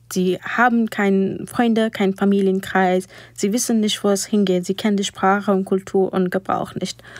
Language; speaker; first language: German; non-native, fluent; Persian